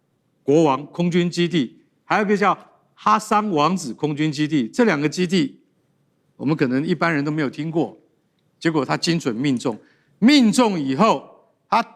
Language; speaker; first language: Chinese; native; Chinese